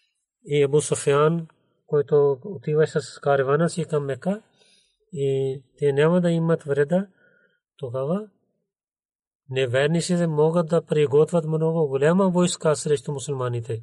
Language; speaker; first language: Bulgarian; non-native, learner; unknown